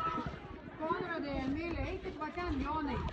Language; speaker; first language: Lithuanian; native; Lithuanian